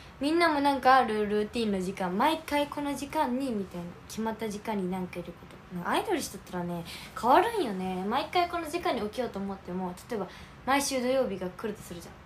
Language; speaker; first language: Japanese; native; Japanese